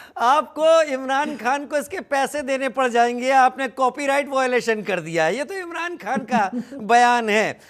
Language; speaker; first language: Hindi; native; Hindi